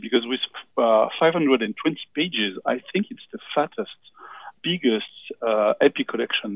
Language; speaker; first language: English; non-native, fluent; French